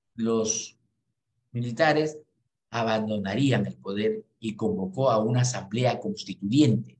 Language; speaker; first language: Spanish; native; Spanish